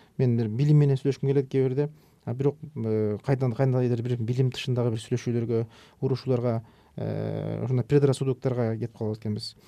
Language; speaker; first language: Kyrgyz; native; Kyrgyz